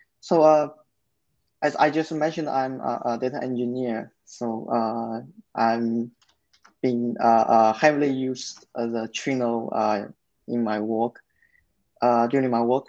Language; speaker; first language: English; non-native, learner; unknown